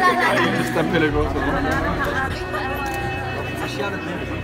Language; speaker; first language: Spanish; non-native, learner; Danish